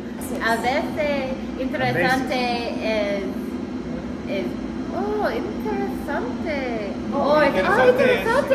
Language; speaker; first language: Spanish; non-native, learner; English